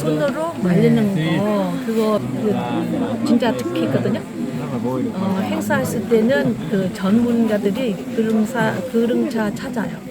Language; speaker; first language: Korean; non-native, fluent; Vietnamese